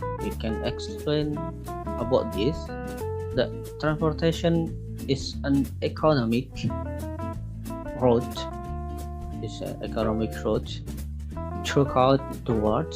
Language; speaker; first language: English; non-native, learner; Indonesian